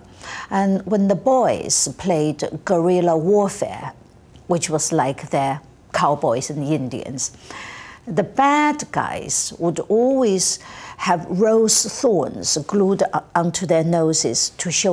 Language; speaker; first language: English; non-native, fluent; Chinese